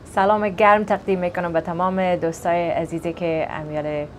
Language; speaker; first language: Persian; early bilingual, other home language; English